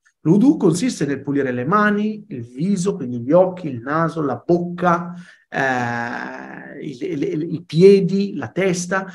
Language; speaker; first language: Italian; early bilingual, other home language; Arabic